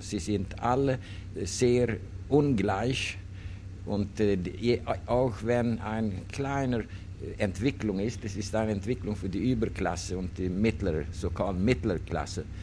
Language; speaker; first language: German; non-native, learner; Swedish